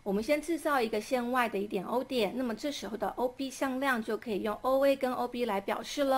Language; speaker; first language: Chinese; native; Chinese